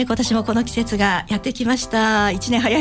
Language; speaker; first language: Japanese; native; Japanese